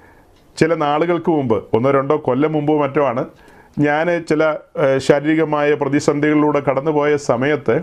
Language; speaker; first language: Malayalam; native; Malayalam